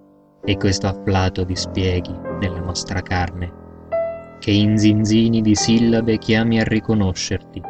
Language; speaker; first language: Italian; native; Italian